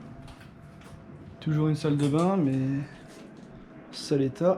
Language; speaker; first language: French; native; French